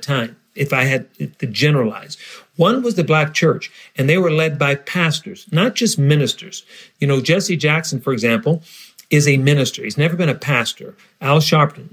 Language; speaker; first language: English; native; English